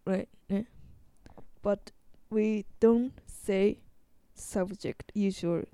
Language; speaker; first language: English; non-native, learner; Japanese